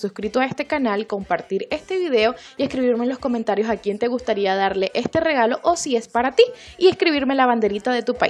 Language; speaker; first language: Spanish; native; Spanish